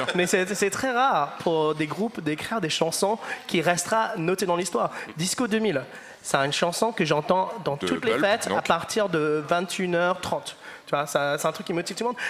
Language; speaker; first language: French; non-native, fluent; English